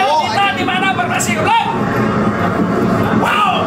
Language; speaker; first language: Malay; non-native, local second language; Sundanese